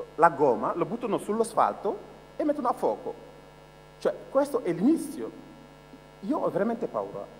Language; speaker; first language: Italian; non-native, fluent; Wolof